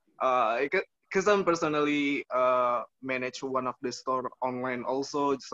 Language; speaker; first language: English; non-native, learner; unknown